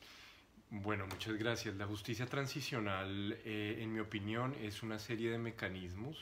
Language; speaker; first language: Spanish; native; Spanish